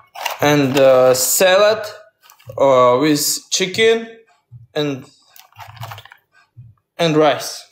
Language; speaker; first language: English; non-native, learner; Russian